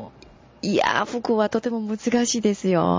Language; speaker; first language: Japanese; non-native, fluent; Chinese